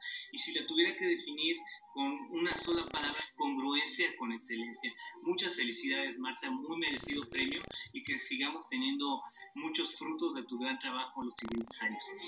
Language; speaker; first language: Spanish; native; Spanish